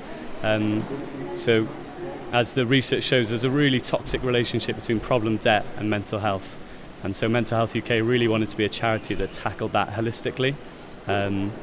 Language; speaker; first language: English; native; English